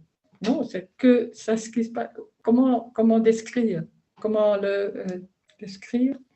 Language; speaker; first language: French; non-native, learner; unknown